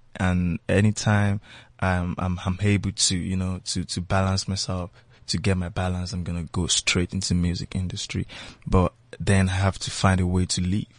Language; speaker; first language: English; non-native, local second language; Yoruba